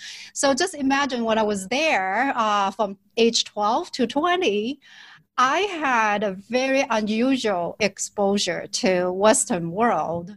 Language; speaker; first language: English; non-native, fluent; Chinese